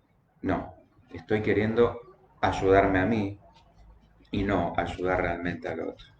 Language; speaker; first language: Spanish; native; Spanish